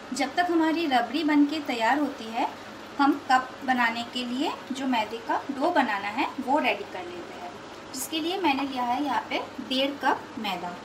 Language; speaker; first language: Hindi; non-native, local second language; Bangla